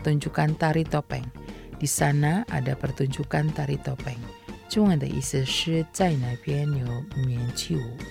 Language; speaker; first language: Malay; non-native, fluent; Chinese